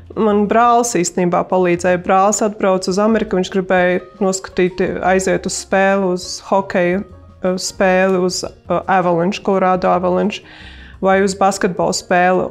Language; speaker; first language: Latvian; native; Latvian